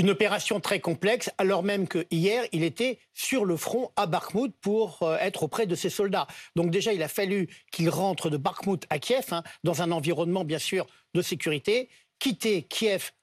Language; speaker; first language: French; native; French